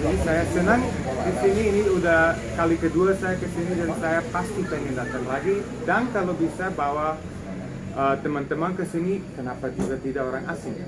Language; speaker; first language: Indonesian; non-native, fluent; Serbian